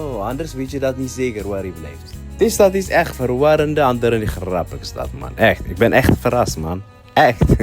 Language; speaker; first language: Dutch; non-native, learner; Amharic